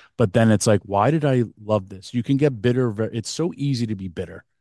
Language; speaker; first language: English; native; English